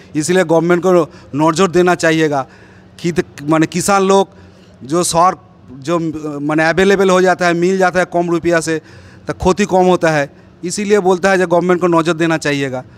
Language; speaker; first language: Hindi; non-native, local second language; Bangla